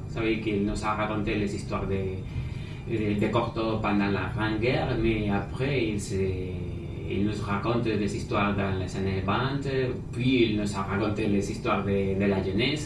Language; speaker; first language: French; non-native, fluent; Spanish